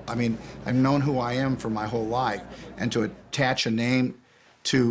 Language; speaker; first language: English; native; English